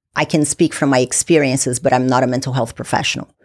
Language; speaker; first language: English; non-native, fluent; Portuguese